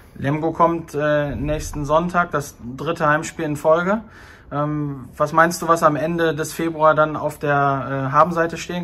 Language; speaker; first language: German; native; German